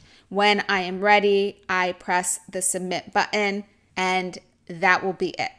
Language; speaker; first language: English; native; English